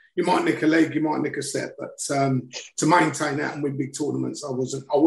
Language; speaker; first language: English; native; English